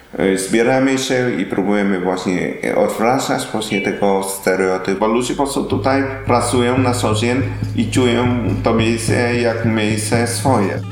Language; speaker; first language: Polish; non-native, learner; Vietnamese